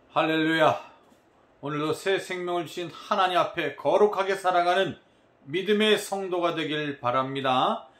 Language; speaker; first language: Korean; native; Korean